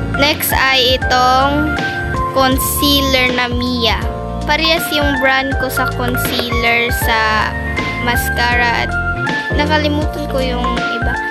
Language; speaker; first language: Filipino; non-native, local second language; Cebuano